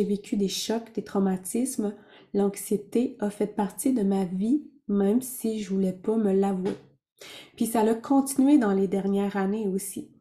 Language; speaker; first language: French; native; French